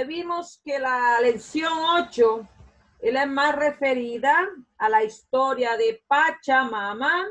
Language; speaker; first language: Spanish; non-native, fluent; Portuguese